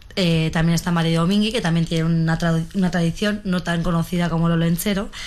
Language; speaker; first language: Spanish; native; Spanish